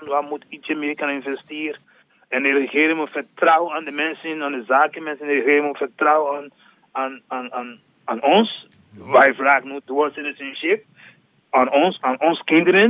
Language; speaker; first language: Dutch; non-native, learner; English